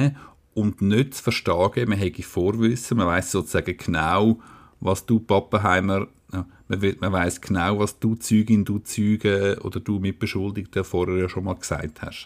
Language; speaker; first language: German; native; German